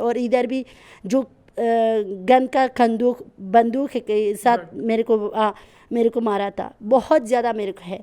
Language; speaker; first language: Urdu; non-native, learner; Persian